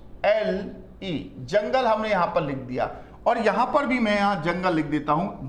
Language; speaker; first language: Hindi; native; Hindi